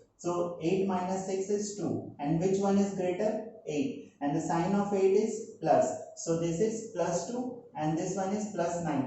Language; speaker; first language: English; non-native, local second language; Hindi